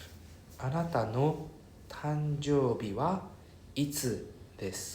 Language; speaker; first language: Japanese; non-native, fluent; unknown